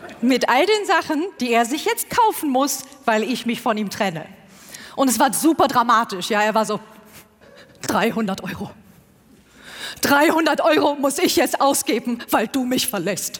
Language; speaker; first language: German; native; German